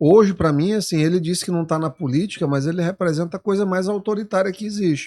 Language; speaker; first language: Portuguese; native; Portuguese